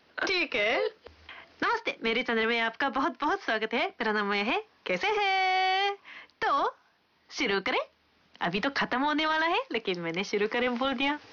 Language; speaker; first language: Hindi; non-native, fluent; Japanese